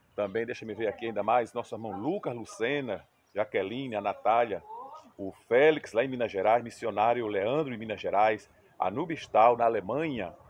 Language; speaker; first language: Portuguese; native; Portuguese